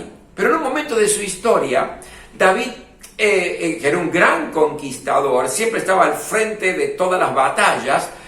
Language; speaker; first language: Spanish; native; Spanish